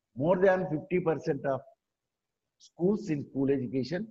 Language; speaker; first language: English; non-native, local second language; Telugu